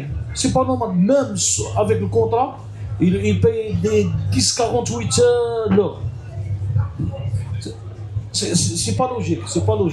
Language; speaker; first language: French; non-native, learner; Arabic